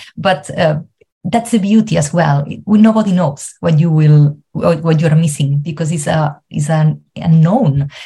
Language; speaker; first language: English; non-native, fluent; Spanish